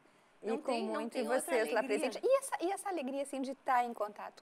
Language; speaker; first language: Portuguese; native; Portuguese